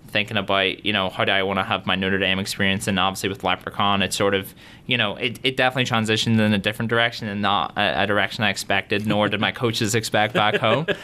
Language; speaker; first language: English; native; English